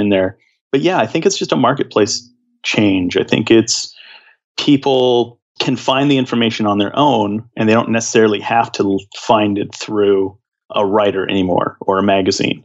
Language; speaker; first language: English; native; English